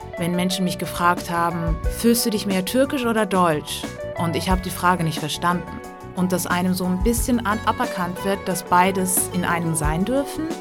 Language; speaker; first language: German; early bilingual, other home language; Turkish